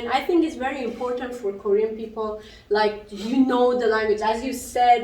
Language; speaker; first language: English; non-native, local second language; Persian